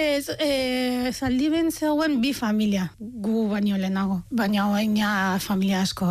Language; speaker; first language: Basque; non-native, fluent; Arabic